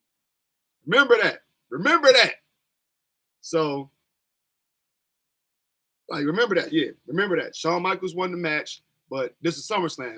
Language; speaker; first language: English; native; English